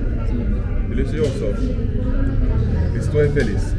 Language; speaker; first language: Spanish; non-native, learner; English